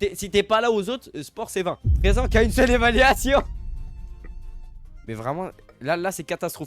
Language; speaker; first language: French; native; French